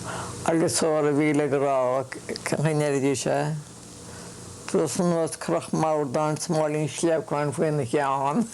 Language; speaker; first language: Irish; native; Irish